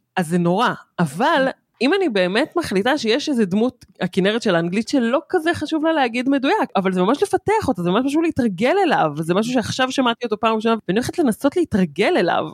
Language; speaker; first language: Hebrew; native; Hebrew